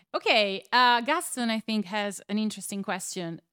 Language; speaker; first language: English; non-native, fluent; French